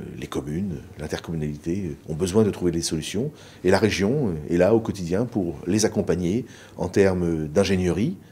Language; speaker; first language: French; native; French